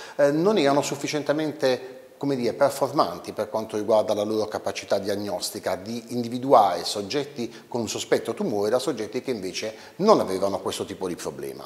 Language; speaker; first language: Italian; native; Italian